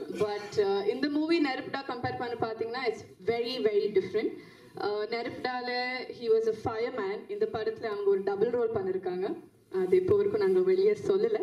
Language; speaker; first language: Tamil; non-native, fluent; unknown